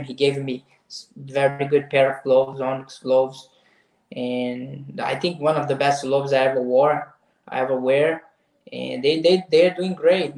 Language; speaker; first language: English; non-native, fluent; Portuguese